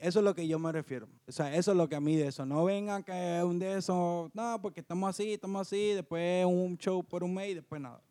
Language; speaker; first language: Spanish; early bilingual, heritage; Spanish